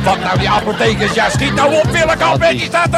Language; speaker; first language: Dutch; native; Dutch